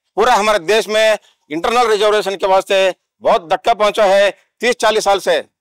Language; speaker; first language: Hindi; non-native, local second language; Kannada